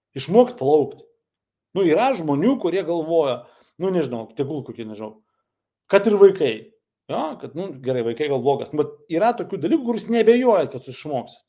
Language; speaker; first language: Lithuanian; non-native, local second language; Russian